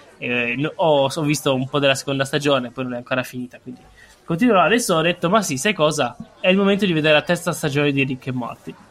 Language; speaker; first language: Italian; native; Italian